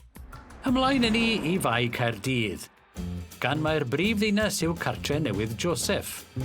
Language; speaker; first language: Welsh; native; Welsh